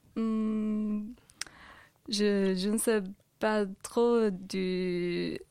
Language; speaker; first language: French; non-native, fluent; Chinese